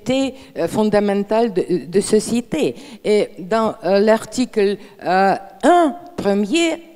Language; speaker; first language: French; non-native, fluent; Russian